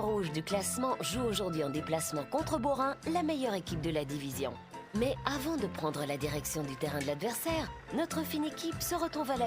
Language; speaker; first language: French; native; French